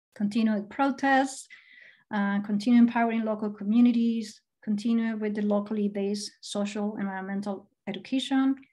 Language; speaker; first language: English; non-native, fluent; Spanish